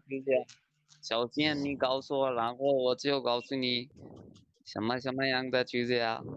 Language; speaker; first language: Chinese; non-native, fluent; Urdu